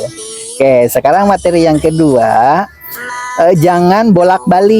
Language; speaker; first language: Indonesian; native; Indonesian